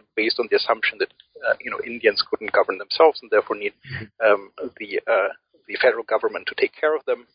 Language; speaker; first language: English; early bilingual, other home language; German